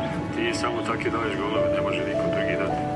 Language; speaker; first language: Bosnian; native; Bosnian